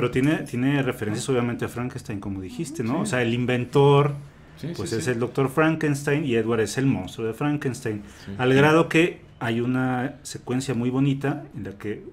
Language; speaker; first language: Spanish; native; Spanish